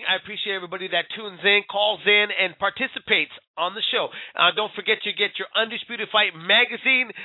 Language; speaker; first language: English; early bilingual, other home language; Spanish